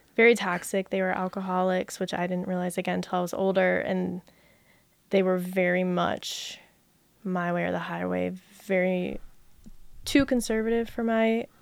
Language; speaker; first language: English; native; English